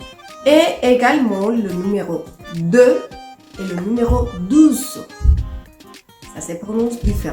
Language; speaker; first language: French; non-native, fluent; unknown